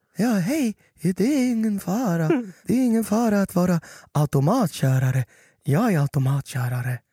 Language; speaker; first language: Swedish; native; Swedish